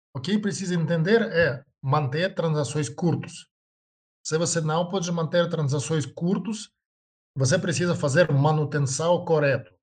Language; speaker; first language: Portuguese; non-native, learner; Russian